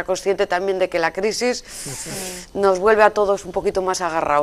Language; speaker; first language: Spanish; native; Spanish